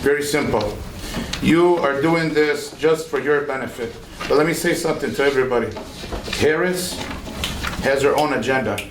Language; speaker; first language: English; non-native, fluent; Arabic